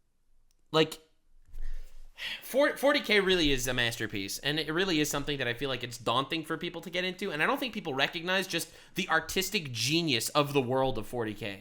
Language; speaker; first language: English; native; English